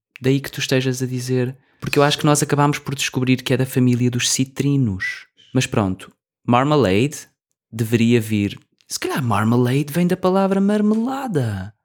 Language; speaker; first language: Portuguese; native; Portuguese